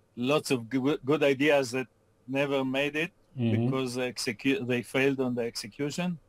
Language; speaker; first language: English; non-native, fluent; Hebrew